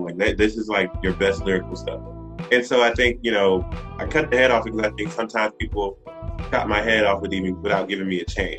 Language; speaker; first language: English; native; English